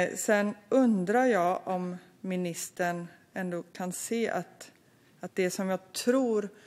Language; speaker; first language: Swedish; native; Swedish